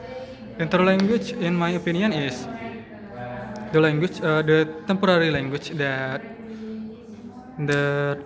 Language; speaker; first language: English; non-native, learner; Indonesian